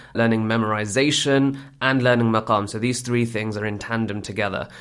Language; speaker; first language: English; native; English